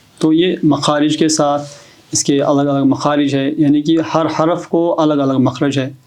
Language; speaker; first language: Urdu; non-native, local second language; Kashmiri